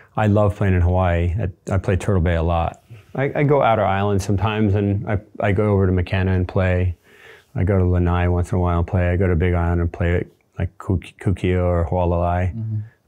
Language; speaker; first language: English; native; English